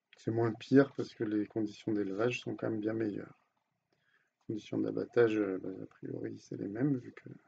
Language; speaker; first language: French; native; French